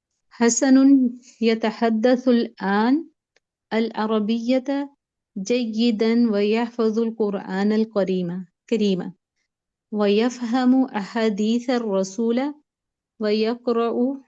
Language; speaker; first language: Arabic; non-native, learner; Urdu